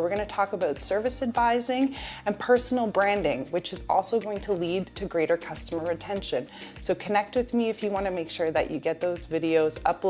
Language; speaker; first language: English; native; English